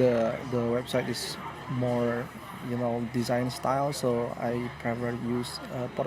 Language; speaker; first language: English; non-native, learner; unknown